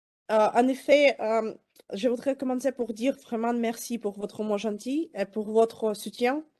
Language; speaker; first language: French; non-native, fluent; Ukrainian